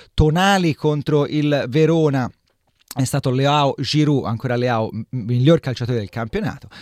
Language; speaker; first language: Italian; native; Italian